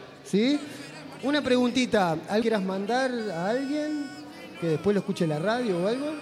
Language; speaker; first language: Spanish; native; Spanish